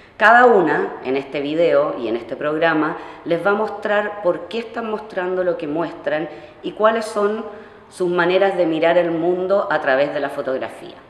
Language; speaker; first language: Spanish; native; Spanish